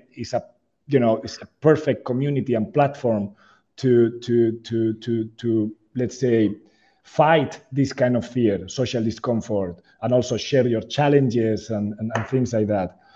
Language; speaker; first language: English; non-native, fluent; Spanish